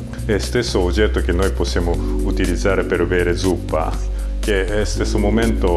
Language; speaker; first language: Italian; non-native, fluent; Japanese